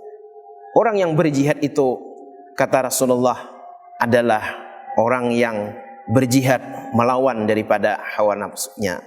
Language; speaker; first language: Indonesian; non-native, local second language; Banjar